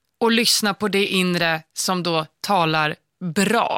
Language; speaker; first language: Swedish; native; Swedish